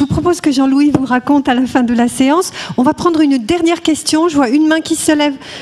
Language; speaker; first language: French; native; French